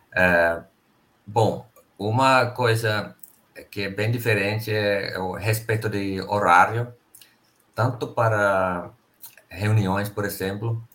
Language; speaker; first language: Portuguese; non-native, fluent; Finnish